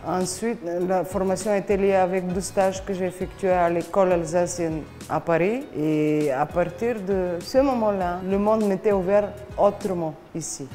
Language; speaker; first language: French; non-native, fluent; Bulgarian